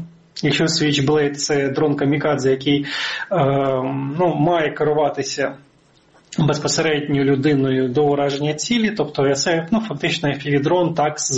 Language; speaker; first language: Ukrainian; native; Ukrainian